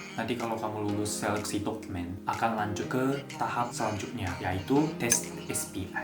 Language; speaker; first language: Indonesian; non-native, fluent; Japanese